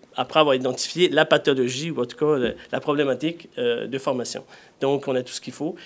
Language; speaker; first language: French; native; French